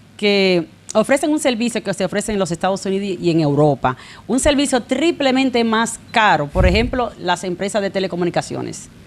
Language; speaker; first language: Spanish; native; Spanish